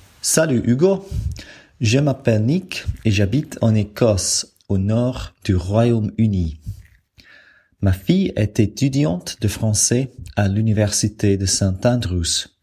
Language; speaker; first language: French; non-native, fluent; English